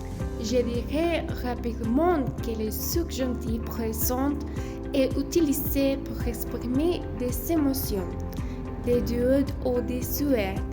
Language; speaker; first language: French; non-native, learner; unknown